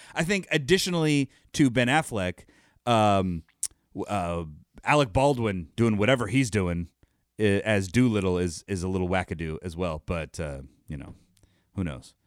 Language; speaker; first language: English; native; English